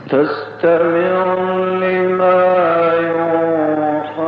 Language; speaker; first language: Arabic; native; Arabic